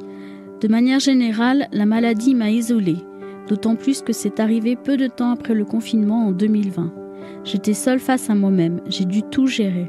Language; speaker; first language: French; native; French